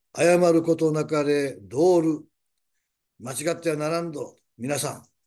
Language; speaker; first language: Japanese; native; Japanese